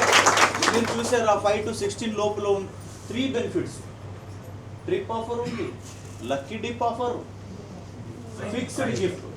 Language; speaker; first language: Telugu; non-native, learner; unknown